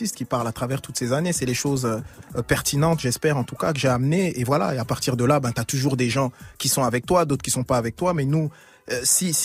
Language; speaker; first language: French; native; French